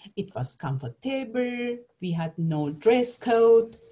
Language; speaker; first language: English; non-native, learner; Persian